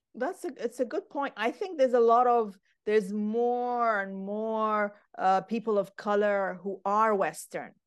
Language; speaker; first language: English; non-native, fluent; Arabic